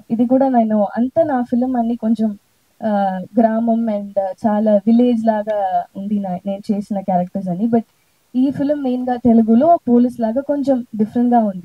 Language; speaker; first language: Telugu; non-native, learner; Tamil